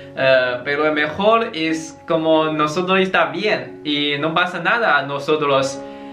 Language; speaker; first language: Spanish; non-native, learner; Chinese